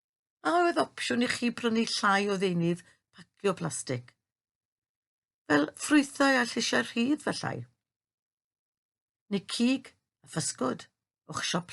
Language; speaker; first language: Welsh; native; Welsh